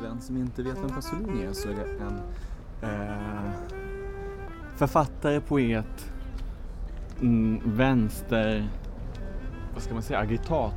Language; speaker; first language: Swedish; native; Swedish